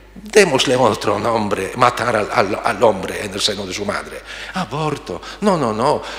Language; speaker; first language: Spanish; non-native, fluent; Polish